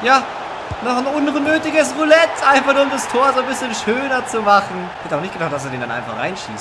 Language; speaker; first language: German; native; German